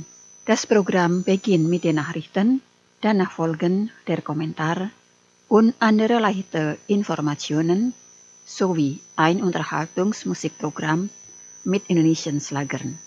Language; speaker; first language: German; non-native, fluent; Indonesian